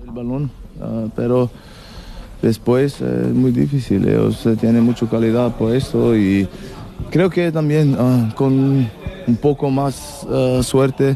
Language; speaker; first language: Spanish; non-native, learner; German